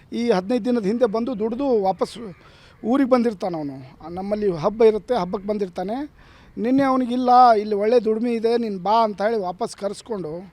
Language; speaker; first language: Kannada; non-native, local second language; Lambadi